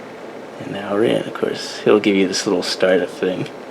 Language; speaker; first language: English; native; English